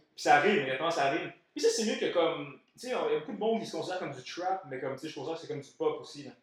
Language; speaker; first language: French; native; French